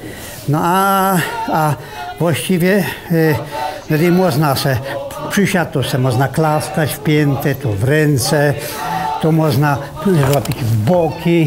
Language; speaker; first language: Polish; native; Polish